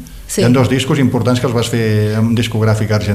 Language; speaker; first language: Catalan; native; Catalan